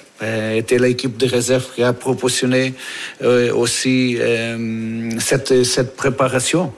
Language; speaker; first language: French; non-native, learner; Portuguese